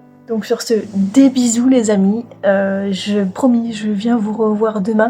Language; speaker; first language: French; native; French